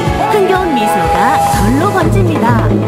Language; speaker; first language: Korean; native; Korean